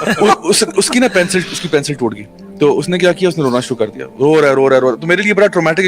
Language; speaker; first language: Urdu; early bilingual, heritage; Urdu